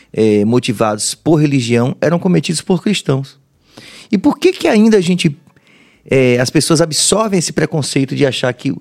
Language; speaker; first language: Portuguese; non-native, fluent; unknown